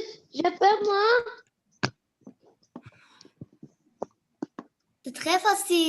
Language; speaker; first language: French; non-native, learner; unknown